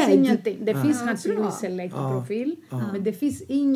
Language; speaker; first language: Swedish; non-native, fluent; Greek